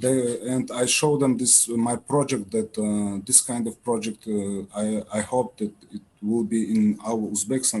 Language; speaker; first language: English; non-native, learner; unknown